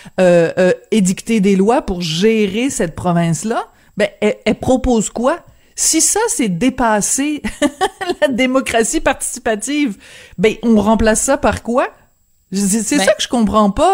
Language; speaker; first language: French; native; French